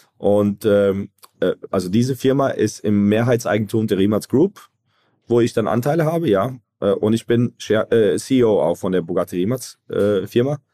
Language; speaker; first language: German; early bilingual, other home language; Croatian